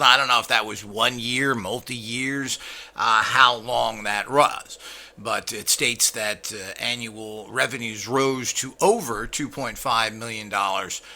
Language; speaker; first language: English; native; English